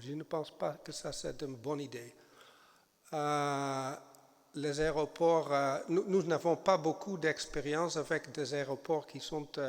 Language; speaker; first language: French; non-native, fluent; German